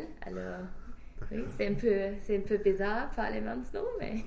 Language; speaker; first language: French; non-native, fluent; English